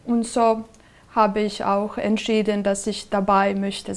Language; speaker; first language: German; non-native, fluent; Serbian